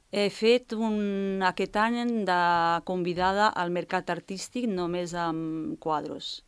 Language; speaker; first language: Catalan; non-native, fluent; Italian